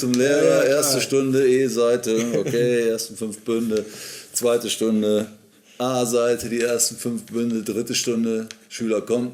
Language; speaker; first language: German; native; German